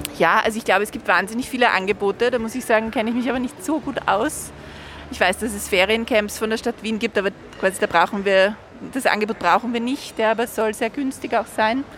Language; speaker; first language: German; native; German